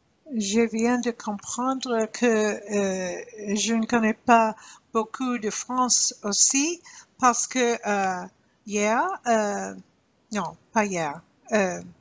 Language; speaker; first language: French; non-native, learner; English